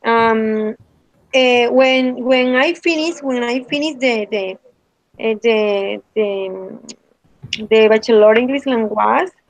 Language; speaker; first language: English; non-native, learner; Spanish